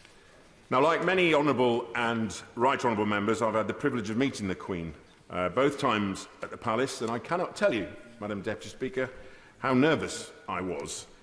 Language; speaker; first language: English; native; English